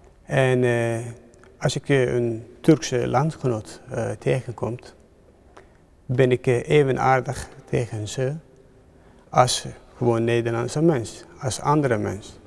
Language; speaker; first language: Dutch; non-native, fluent; Turkish